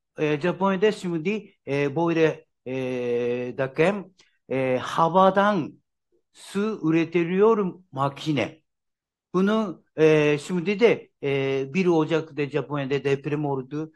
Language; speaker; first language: Turkish; non-native, learner; Japanese